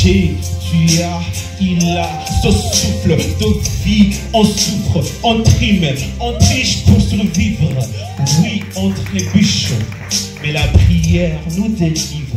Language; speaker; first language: French; non-native, local second language; Rundi